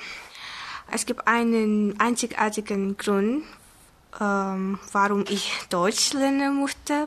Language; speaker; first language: German; non-native, learner; Indonesian